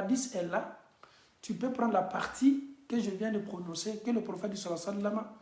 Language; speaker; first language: French; non-native, local second language; Bambara